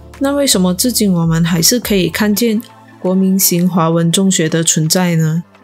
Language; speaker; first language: Chinese; native; Chinese